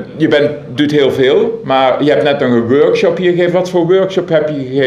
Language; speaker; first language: Dutch; native; Dutch